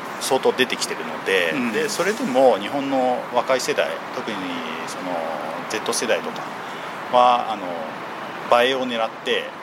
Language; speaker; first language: Japanese; early bilingual, other home language; Chinese